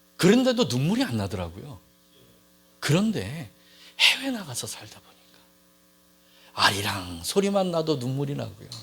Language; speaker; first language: Korean; native; Korean